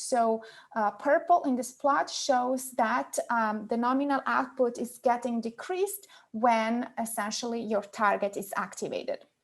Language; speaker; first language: English; non-native, fluent; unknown